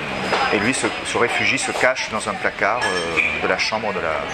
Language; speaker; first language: French; native; French